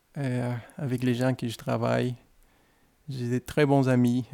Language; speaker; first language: French; non-native, fluent; Spanish